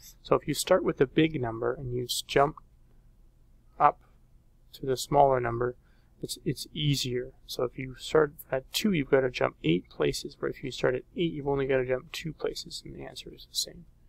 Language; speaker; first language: English; native; English